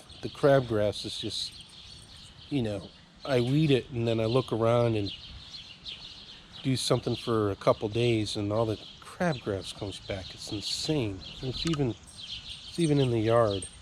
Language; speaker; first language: English; native; English